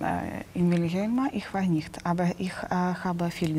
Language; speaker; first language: German; non-native, learner; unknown